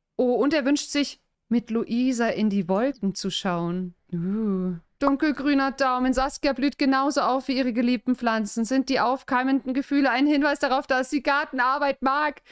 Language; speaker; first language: German; native; German